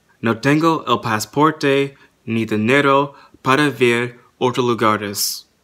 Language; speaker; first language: Spanish; non-native, learner; English